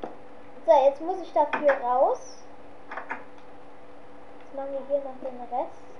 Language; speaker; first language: German; native; German